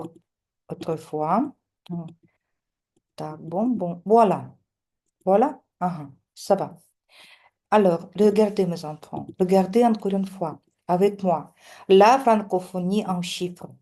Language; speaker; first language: French; non-native, fluent; Russian